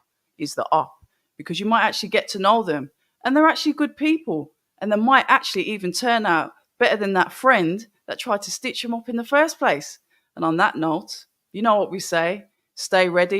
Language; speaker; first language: English; native; English